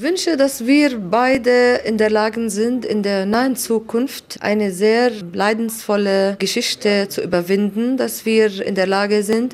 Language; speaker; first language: German; non-native, fluent; Arabic